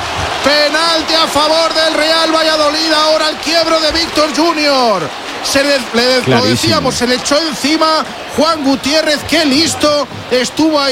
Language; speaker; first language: Spanish; native; Spanish